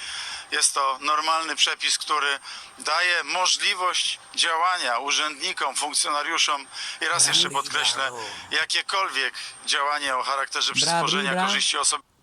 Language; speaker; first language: Polish; native; Polish